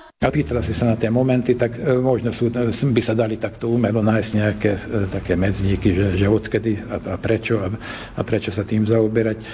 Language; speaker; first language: Slovak; early bilingual, heritage; Slovak